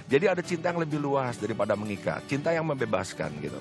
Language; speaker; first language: Malay; native; Malay